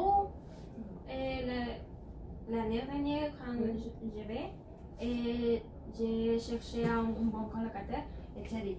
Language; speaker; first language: French; non-native, learner; Spanish